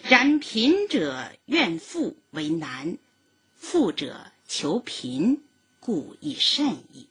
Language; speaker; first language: Chinese; native; Chinese